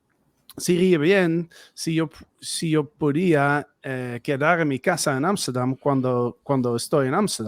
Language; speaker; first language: Spanish; non-native, fluent; Dutch